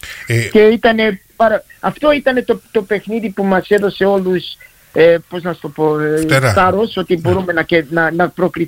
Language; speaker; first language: Greek; early bilingual, heritage; Greek